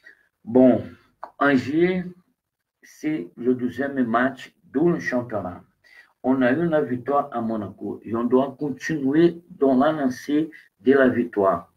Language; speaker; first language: French; non-native, learner; Portuguese